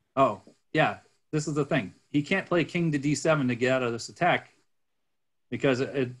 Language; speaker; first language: English; native; English